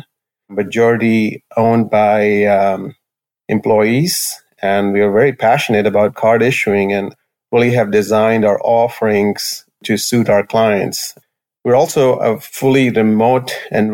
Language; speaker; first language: English; non-native, local second language; Hindi